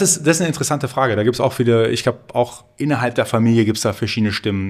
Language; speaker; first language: German; early bilingual, other home language; Persian